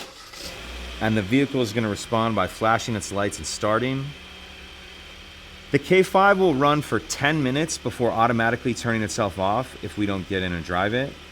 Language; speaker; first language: English; native; English